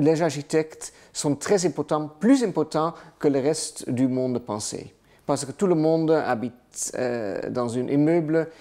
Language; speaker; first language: French; non-native, learner; Dutch